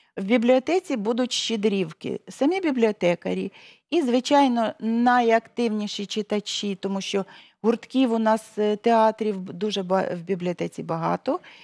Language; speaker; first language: Ukrainian; native; Ukrainian